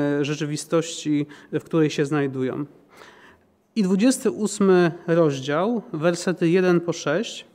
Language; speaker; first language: Polish; native; Polish